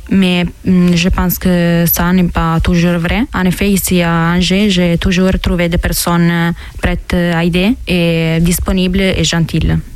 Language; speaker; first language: French; non-native, fluent; Italian